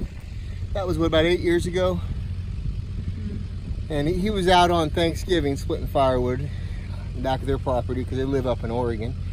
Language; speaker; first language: English; native; English